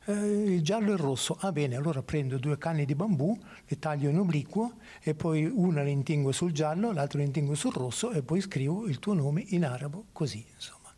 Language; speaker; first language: Italian; native; Italian